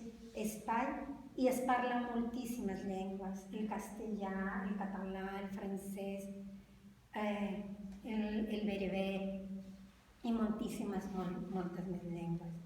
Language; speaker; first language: Catalan; non-native, fluent; Spanish